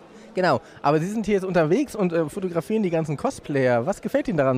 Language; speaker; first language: German; native; German